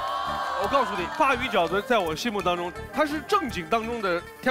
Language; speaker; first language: Chinese; native; Chinese